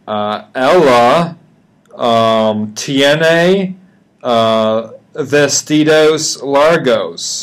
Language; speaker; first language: Spanish; non-native, learner; English